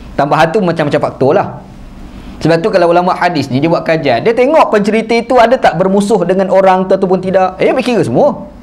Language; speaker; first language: Malay; native; Malay